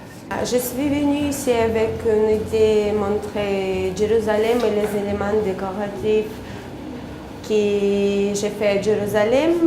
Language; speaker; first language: French; non-native, learner; Russian